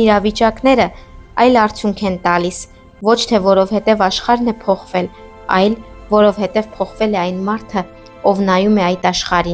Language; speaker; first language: Armenian; native; Armenian